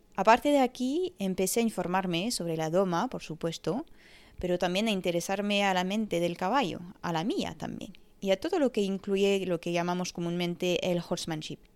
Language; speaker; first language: Spanish; non-native, fluent; French